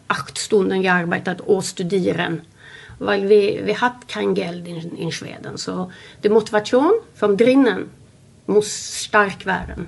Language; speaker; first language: German; non-native, learner; Swedish